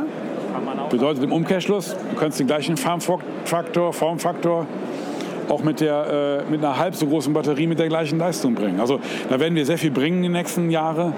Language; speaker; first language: German; native; German